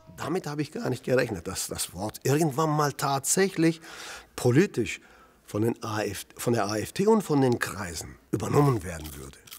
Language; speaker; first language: German; non-native, fluent; Turkish